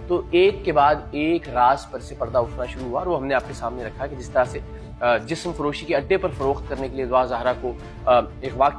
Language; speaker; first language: Urdu; native; Urdu